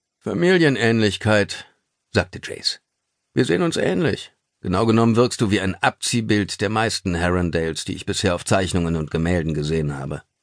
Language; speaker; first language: German; native; German